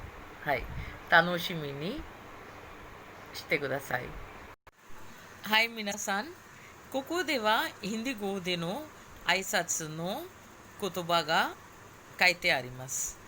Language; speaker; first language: Japanese; non-native, fluent; Hindi